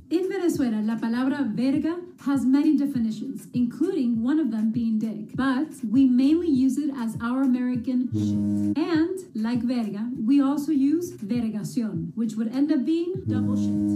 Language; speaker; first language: English; early bilingual, other home language; Spanish